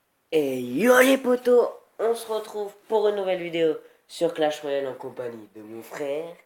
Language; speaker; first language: French; native; French